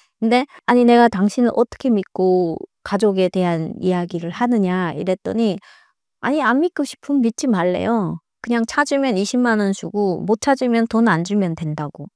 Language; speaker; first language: Korean; native; Korean